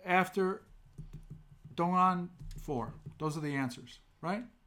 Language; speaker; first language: English; native; English